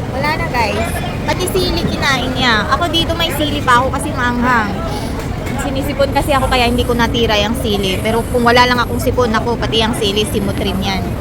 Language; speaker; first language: Filipino; non-native, local second language; Cebuano